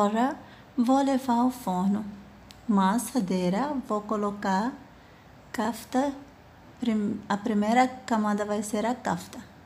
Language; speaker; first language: Portuguese; non-native, fluent; Arabic